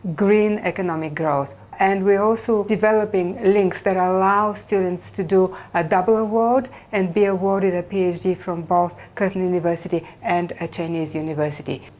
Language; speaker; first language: English; non-native, fluent; Bulgarian